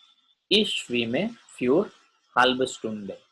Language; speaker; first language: German; non-native, learner; Gujarati